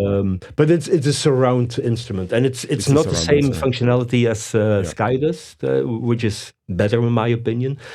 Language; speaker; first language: English; non-native, fluent; Dutch